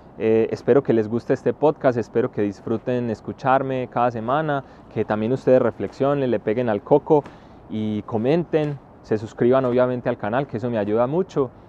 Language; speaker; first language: Spanish; native; Spanish